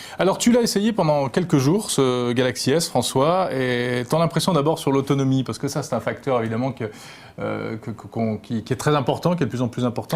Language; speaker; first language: French; native; French